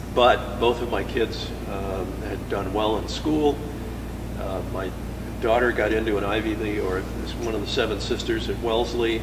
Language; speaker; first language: English; native; English